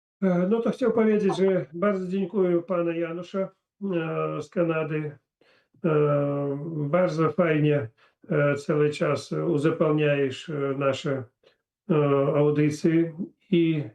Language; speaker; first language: Polish; non-native, fluent; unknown